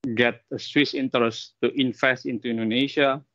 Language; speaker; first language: English; non-native, fluent; Indonesian